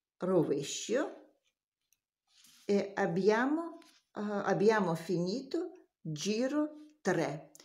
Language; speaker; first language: Italian; non-native, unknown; Russian